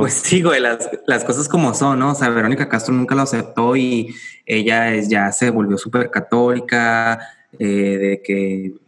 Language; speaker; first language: Spanish; native; Spanish